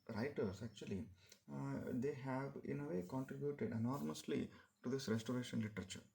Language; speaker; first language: English; non-native, local second language; Kannada